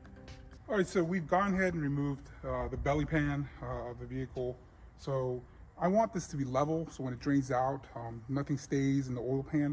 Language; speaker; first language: English; native; English